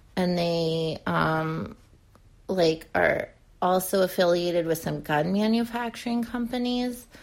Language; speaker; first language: English; native; English